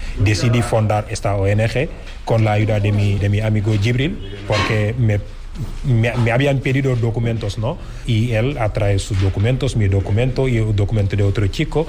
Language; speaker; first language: Spanish; non-native, fluent; Wolof